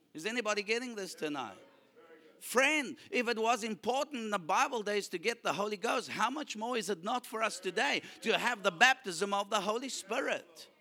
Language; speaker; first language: English; non-native, local second language; Afrikaans